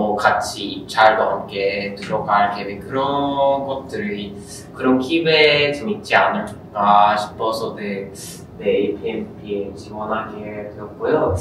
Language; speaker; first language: Korean; non-native, fluent; Norwegian